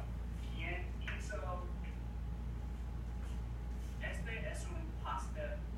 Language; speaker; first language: Spanish; non-native, fluent; English